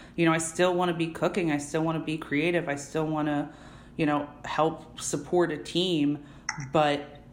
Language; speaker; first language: English; native; English